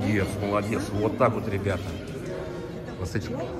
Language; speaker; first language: Russian; native; Russian